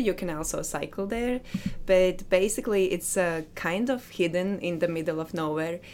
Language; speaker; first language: English; non-native, fluent; Latvian